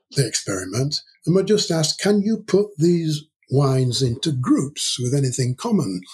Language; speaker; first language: English; native; English